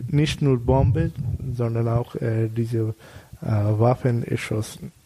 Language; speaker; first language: German; non-native, fluent; Bangla